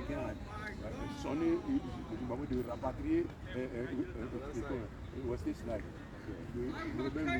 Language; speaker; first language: French; non-native, local second language; Baoulé